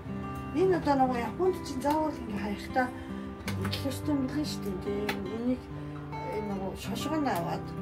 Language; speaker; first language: Mongolian; non-native, fluent; Japanese